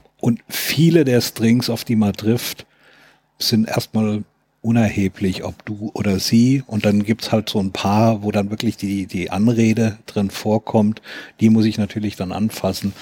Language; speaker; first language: German; native; German